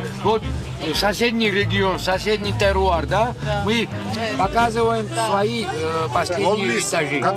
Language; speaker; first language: Russian; non-native, local second language; Georgian